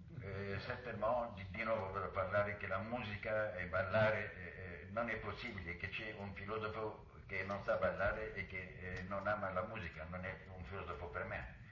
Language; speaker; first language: Italian; non-native, local second language; Arabic